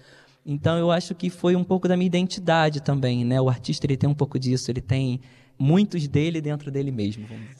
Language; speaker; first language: Portuguese; native; Portuguese